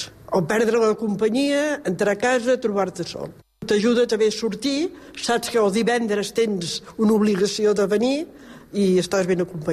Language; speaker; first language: Catalan; native; Catalan